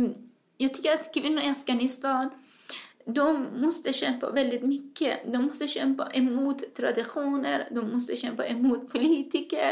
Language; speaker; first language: Swedish; non-native, fluent; Persian